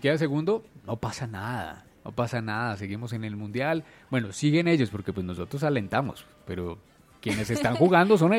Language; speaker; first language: Spanish; native; Spanish